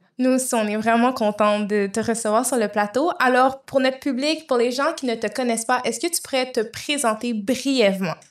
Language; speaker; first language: French; native; French